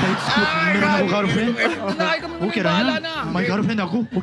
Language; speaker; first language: Filipino; non-native, learner; Japanese